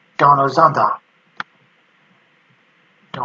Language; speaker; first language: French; non-native, learner; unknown